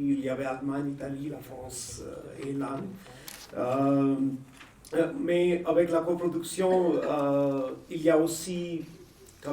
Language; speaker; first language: French; non-native, fluent; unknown